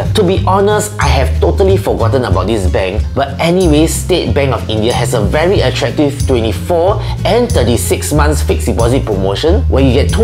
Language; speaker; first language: English; native; English